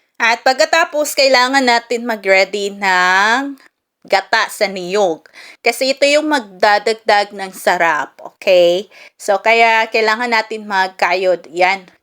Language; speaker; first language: Filipino; non-native, local second language; Cebuano